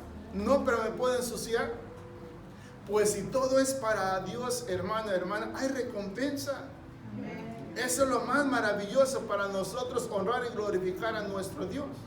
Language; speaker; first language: Spanish; native; Spanish